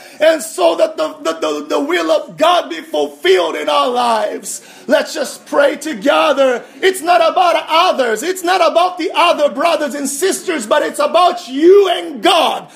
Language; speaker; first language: English; non-native, fluent; Japanese